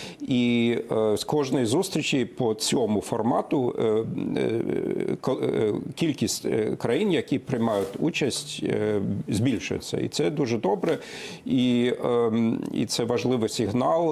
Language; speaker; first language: Ukrainian; non-native, fluent; German